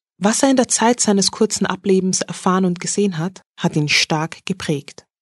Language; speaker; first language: German; native; German